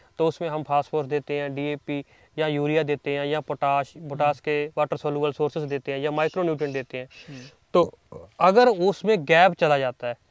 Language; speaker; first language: Hindi; non-native, local second language; Punjabi